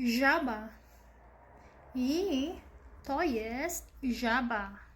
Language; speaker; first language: Polish; non-native, learner; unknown